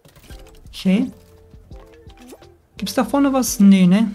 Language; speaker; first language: German; native; German